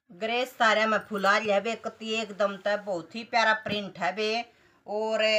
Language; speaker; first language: Hindi; native; Hindi